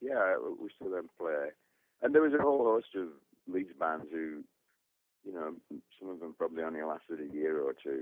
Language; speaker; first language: English; native; English